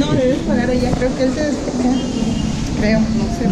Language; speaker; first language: Spanish; native; Spanish